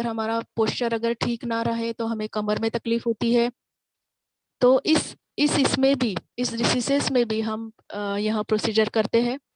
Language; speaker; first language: Hindi; non-native, local second language; Marathi